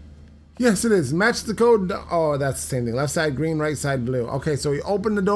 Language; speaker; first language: English; native; English